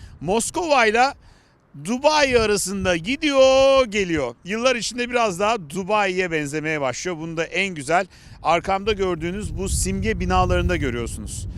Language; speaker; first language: Turkish; native; Turkish